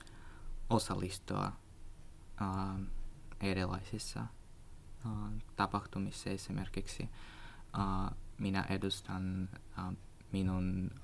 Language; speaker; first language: Finnish; non-native, learner; Russian